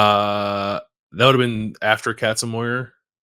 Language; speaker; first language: English; native; English